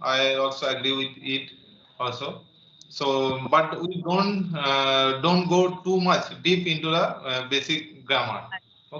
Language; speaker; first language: English; non-native, learner; Bangla